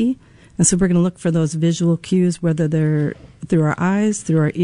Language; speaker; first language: English; native; English